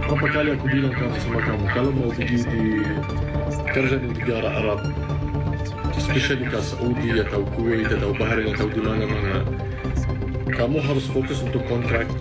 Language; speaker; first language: Indonesian; non-native, fluent; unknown